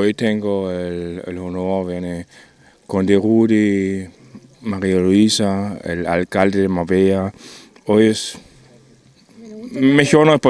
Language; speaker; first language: Spanish; non-native, learner; German